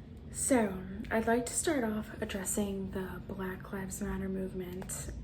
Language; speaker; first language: English; native; English